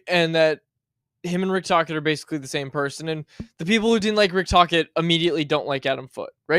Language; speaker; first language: English; native; English